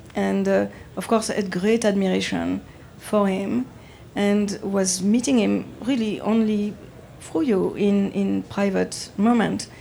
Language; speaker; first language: English; non-native, fluent; French